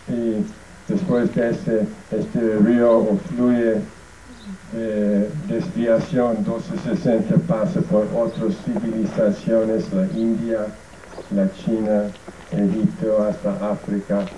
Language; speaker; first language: Spanish; non-native, fluent; English